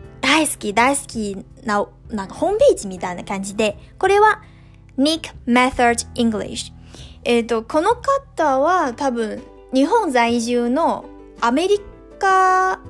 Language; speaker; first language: Japanese; non-native, fluent; Chinese